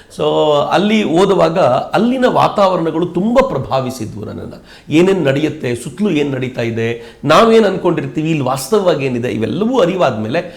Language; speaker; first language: Kannada; native; Kannada